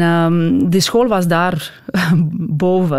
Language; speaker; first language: Dutch; non-native, fluent; Romanian